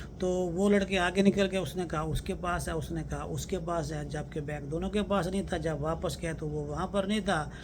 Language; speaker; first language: Urdu; non-native, local second language; Punjabi